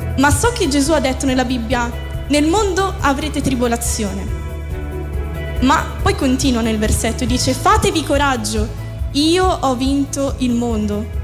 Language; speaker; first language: Italian; early bilingual, other home language; Romanian